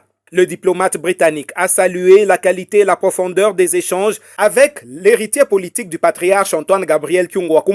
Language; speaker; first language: French; native; French